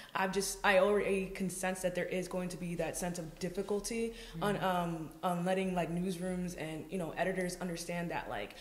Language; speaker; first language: English; native; English